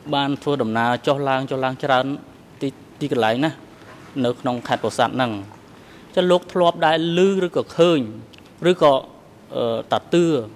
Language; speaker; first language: Khmer; native; Khmer